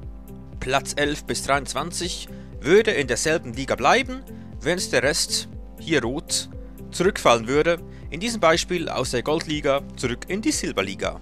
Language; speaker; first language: German; native; German